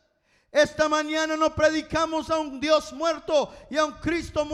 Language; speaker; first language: Spanish; non-native, fluent; English